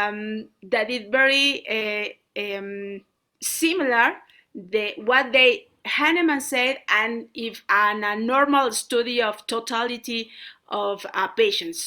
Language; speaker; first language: English; non-native, learner; Spanish